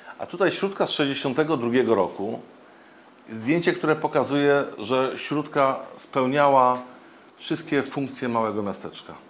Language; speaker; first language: Polish; native; Polish